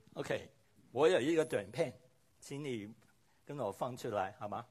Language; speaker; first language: Chinese; non-native, local second language; Cantonese